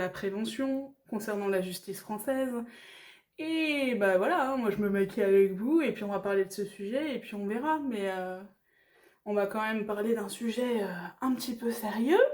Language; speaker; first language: French; native; French